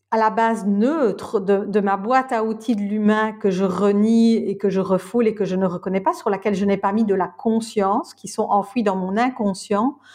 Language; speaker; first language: French; native; French